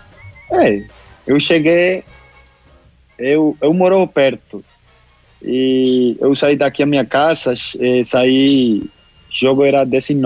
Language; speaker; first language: Portuguese; non-native, local second language; Spanish